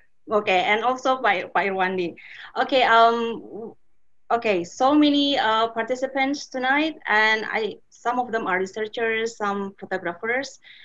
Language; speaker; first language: English; non-native, fluent; Indonesian